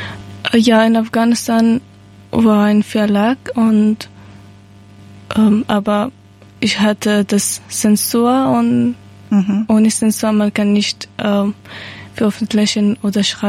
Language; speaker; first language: German; non-native, learner; Persian